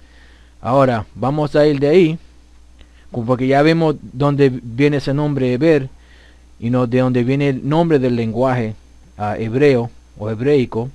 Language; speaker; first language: Spanish; early bilingual, heritage; Spanish